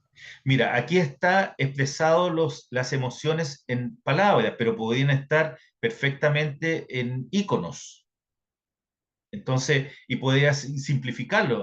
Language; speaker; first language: Spanish; native; Spanish